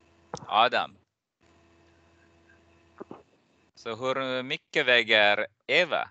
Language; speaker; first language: Swedish; non-native, fluent; Persian